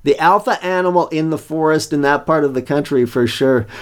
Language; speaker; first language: English; native; English